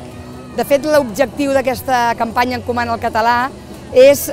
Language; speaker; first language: Catalan; native; Catalan